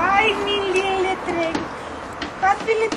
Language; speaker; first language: Danish; non-native, learner; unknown